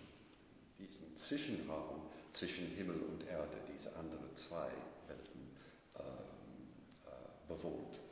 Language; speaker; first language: German; non-native, fluent; English